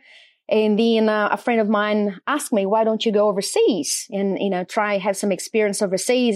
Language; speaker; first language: English; non-native, fluent; Portuguese